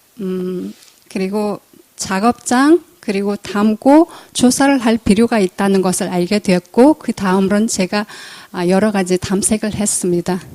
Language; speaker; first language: Korean; non-native, fluent; Mongolian